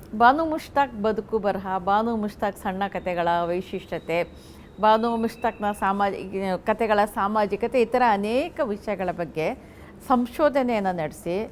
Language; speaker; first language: Kannada; non-native, local second language; Urdu